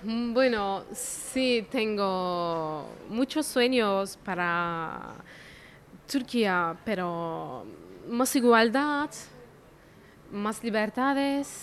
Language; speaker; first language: Spanish; non-native, fluent; Turkish